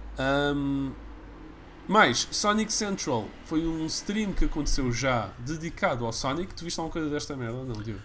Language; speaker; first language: Portuguese; early bilingual, other home language; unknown